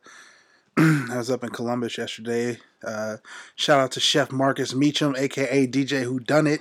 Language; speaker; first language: English; native; English